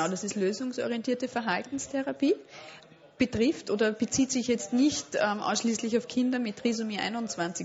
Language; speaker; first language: German; native; German